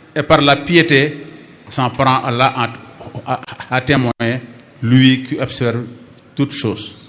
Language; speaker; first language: French; non-native, local second language; Wolof